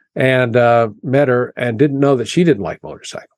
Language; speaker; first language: English; native; English